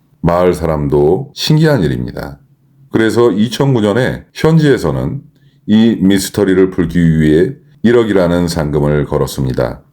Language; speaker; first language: Korean; native; Korean